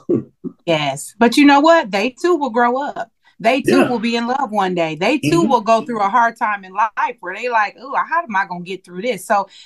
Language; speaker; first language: English; native; English